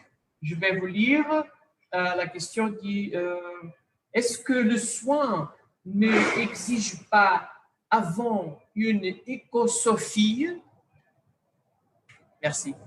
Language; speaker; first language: French; non-native, fluent; Portuguese